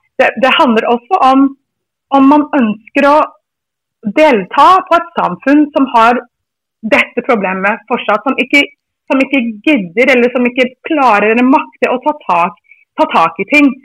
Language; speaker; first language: Norwegian; non-native, fluent; English